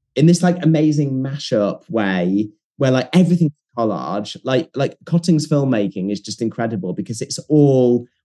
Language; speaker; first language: English; native; English